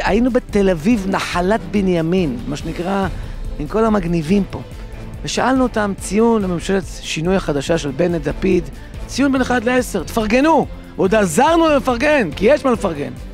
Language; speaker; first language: Hebrew; native; Hebrew